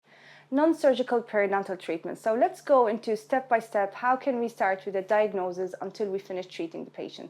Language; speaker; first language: English; non-native, fluent; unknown